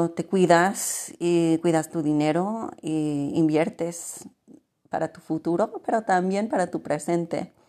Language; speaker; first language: Spanish; early bilingual, heritage; Spanish